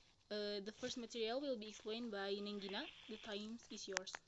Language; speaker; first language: English; non-native, learner; Indonesian